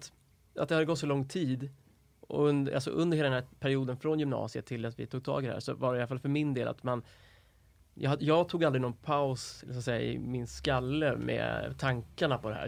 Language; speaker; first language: Swedish; native; Swedish